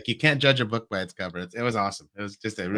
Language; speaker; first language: English; native; English